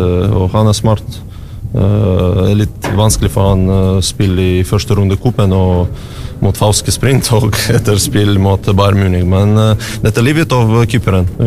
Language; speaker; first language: Norwegian; non-native, learner; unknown